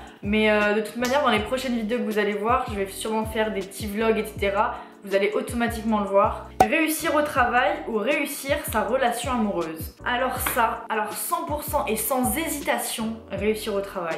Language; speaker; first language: French; native; French